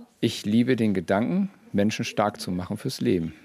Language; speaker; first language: German; native; German